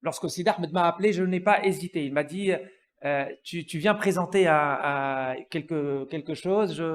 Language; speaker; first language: French; non-native, local second language; Arabic